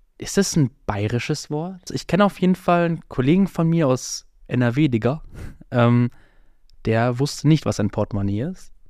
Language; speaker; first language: German; native; German